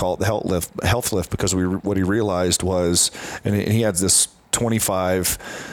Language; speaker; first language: English; native; English